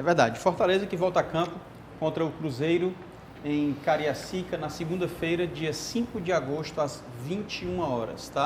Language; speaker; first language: Portuguese; native; Portuguese